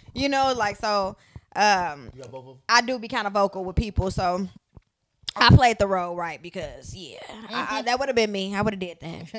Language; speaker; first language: English; native; English